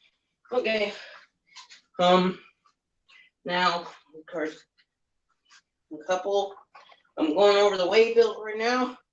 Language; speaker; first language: English; native; English